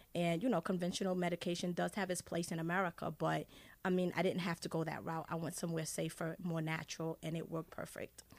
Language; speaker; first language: English; early bilingual, other home language; Haitian Creole